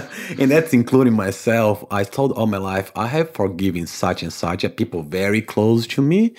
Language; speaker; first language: English; non-native, fluent; Portuguese